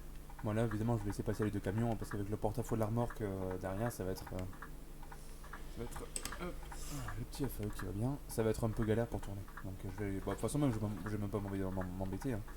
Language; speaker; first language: French; native; French